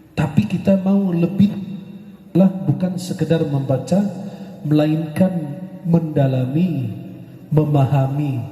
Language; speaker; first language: Indonesian; non-native, fluent; Arabic